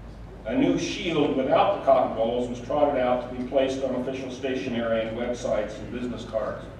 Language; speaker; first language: English; native; English